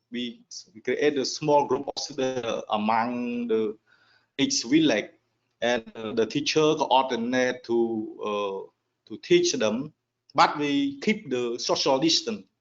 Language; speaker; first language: English; non-native, learner; Khmer